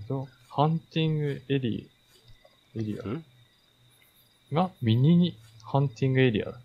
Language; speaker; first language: Japanese; native; Japanese